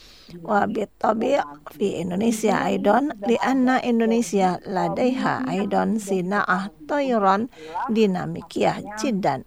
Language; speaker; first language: Arabic; non-native, fluent; Indonesian